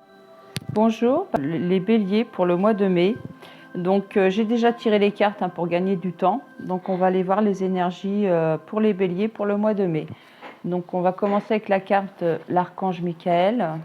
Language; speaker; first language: French; native; French